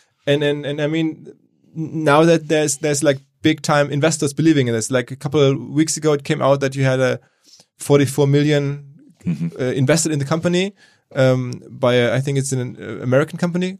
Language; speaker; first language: English; non-native, fluent; German